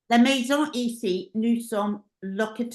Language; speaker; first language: French; non-native, learner; English